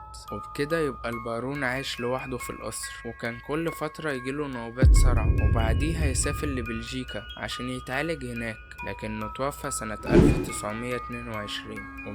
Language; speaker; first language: Arabic; native; Arabic